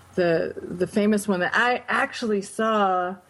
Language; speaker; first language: English; native; English